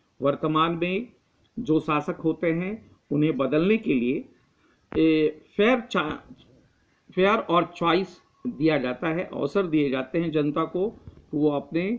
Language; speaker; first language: Hindi; native; Hindi